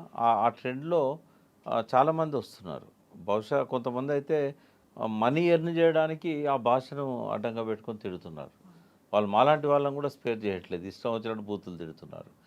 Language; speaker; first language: Telugu; native; Telugu